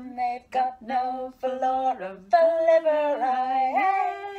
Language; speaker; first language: English; native; English